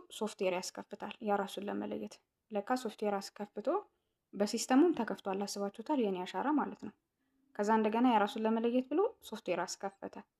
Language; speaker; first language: Amharic; non-native, local second language; Tigrinya